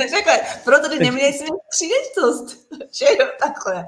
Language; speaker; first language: Czech; non-native, learner; Japanese